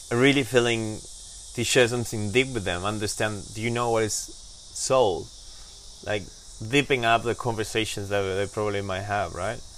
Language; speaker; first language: English; non-native, fluent; Spanish